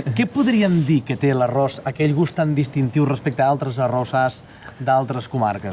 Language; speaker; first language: Catalan; native; Catalan